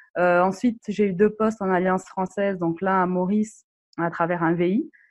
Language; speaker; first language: French; non-native, local second language; Arabic